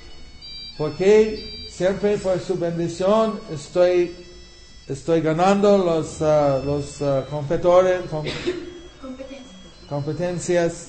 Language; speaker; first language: Spanish; non-native, fluent; English